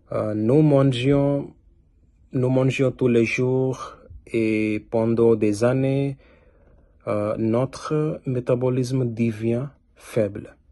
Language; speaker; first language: French; non-native, learner; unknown